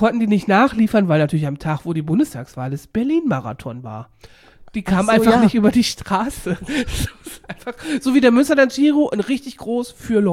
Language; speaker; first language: German; native; German